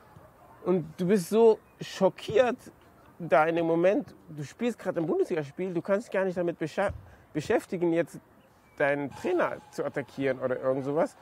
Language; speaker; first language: German; native; German